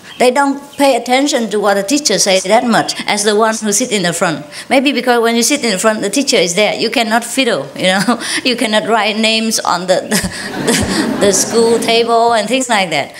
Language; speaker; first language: English; non-native, fluent; Vietnamese